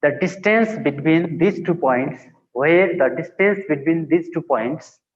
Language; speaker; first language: English; non-native, local second language; Nepali